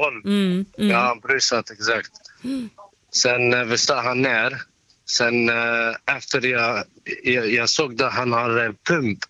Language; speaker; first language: Swedish; non-native, fluent; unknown